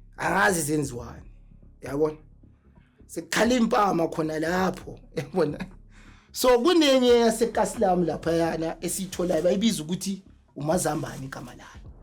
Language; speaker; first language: Zulu; native; Zulu